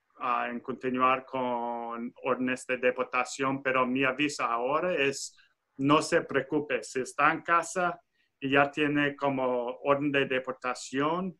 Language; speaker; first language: Spanish; non-native, fluent; English